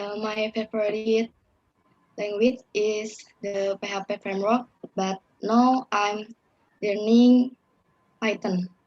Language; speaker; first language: English; non-native, learner; Indonesian